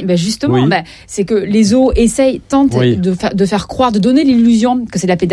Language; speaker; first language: French; native; French